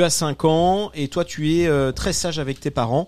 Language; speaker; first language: French; native; French